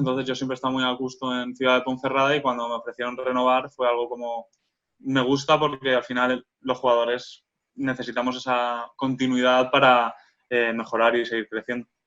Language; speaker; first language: Spanish; non-native, local second language; Catalan